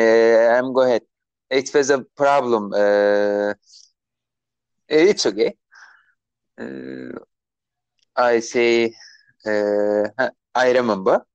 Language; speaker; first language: English; non-native, learner; Turkish